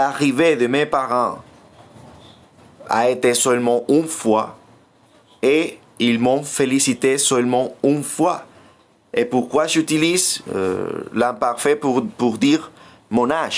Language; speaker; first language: French; non-native, fluent; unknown